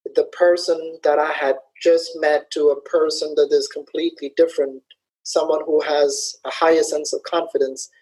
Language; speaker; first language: English; early bilingual, other home language; Somali